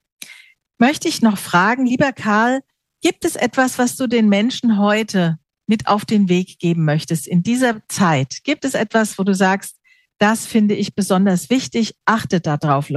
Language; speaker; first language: German; native; German